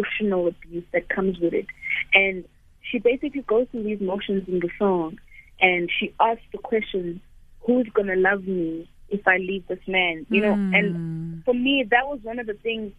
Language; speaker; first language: English; non-native, local second language; Xhosa